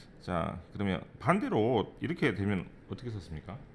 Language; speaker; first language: Korean; native; Korean